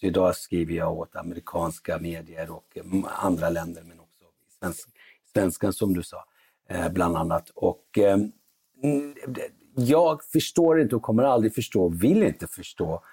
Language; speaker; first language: Swedish; early bilingual, other home language; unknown